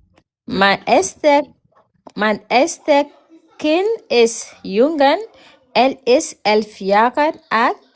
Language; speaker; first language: German; non-native, learner; Mandingo